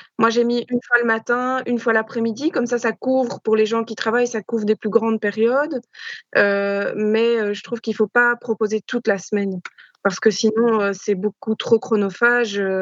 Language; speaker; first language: French; native; French